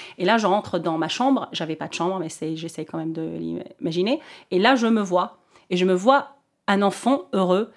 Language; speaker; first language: French; non-native, local second language; Arabic